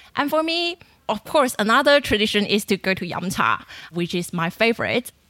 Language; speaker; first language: English; non-native, fluent; Chinese